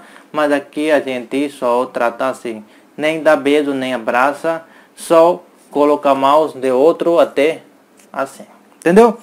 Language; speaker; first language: Portuguese; non-native, learner; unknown